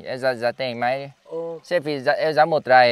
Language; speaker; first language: Portuguese; non-native, learner; Vietnamese